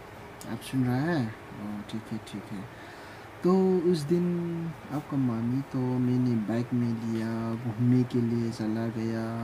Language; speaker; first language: Hindi; non-native, local second language; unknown